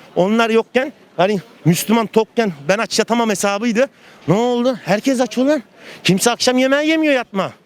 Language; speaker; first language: Turkish; native; Turkish